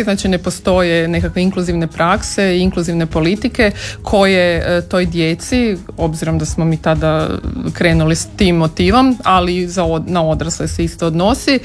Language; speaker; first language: Serbian; native; Serbian